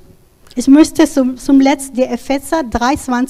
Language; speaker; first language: German; non-native, learner; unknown